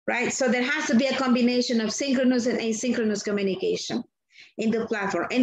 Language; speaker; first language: English; non-native, fluent; Spanish